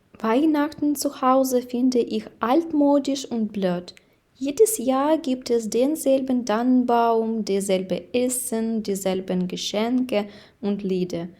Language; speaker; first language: German; non-native, fluent; Ukrainian